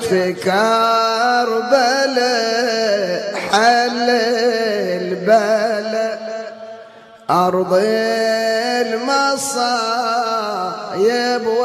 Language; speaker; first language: Arabic; native; Arabic